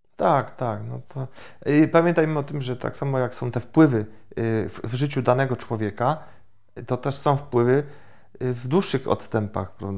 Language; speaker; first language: Polish; native; Polish